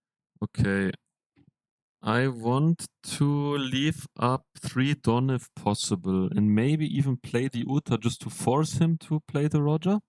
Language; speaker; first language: English; non-native, fluent; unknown